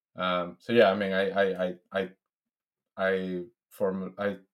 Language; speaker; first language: English; non-native, fluent; Spanish